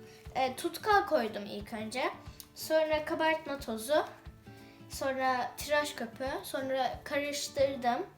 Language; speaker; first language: Turkish; early bilingual, heritage; Turkish